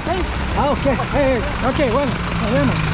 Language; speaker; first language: Spanish; non-native, learner; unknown